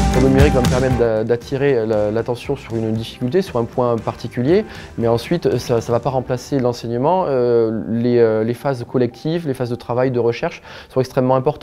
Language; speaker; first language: French; native; French